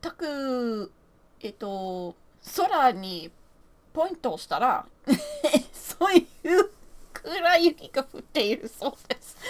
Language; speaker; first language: Japanese; non-native, learner; English